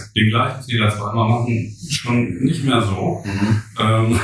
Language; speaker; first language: German; native; German